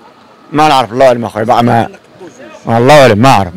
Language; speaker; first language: Arabic; native; Arabic